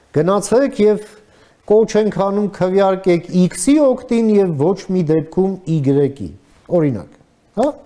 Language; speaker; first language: Armenian; native; Armenian